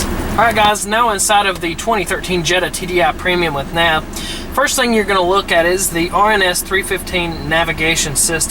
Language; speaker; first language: English; native; English